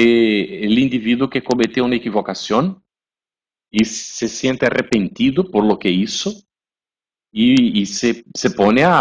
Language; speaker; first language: Spanish; non-native, fluent; Portuguese